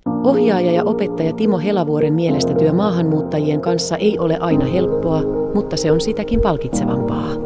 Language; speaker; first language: Finnish; native; Finnish